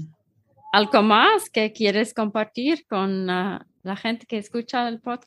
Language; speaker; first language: Spanish; non-native, learner; German